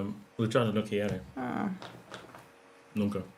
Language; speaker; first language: Spanish; non-native, learner; English